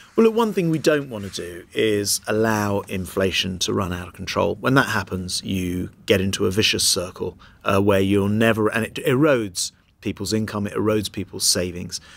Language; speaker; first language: English; native; English